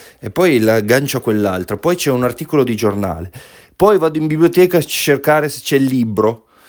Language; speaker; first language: Italian; native; Italian